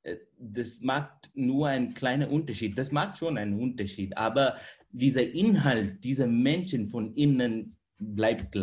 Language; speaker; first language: German; non-native, fluent; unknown